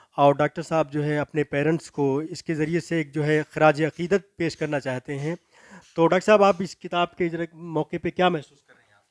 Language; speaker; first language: Hindi; native; Hindi